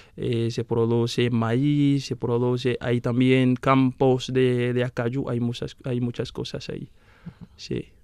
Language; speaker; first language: Spanish; non-native, fluent; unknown